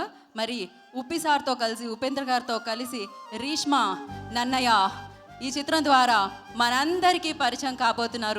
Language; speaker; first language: Telugu; native; Telugu